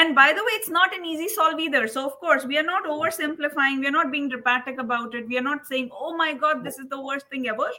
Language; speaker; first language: English; non-native, local second language; Hindi